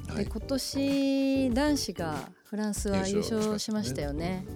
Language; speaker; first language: Japanese; native; Japanese